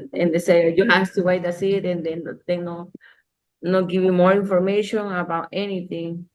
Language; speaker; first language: English; non-native, learner; Spanish